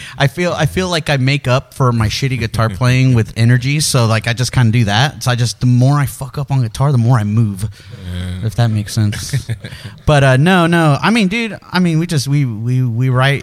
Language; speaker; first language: English; early bilingual, other home language; Spanish